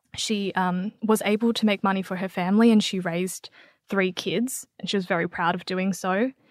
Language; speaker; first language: English; native; English